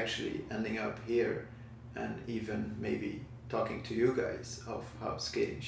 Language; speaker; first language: English; non-native, fluent; Dutch